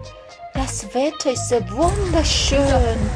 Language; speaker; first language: German; non-native, fluent; Korean